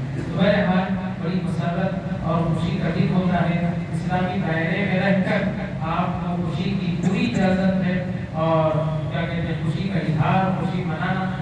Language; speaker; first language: Urdu; native; Urdu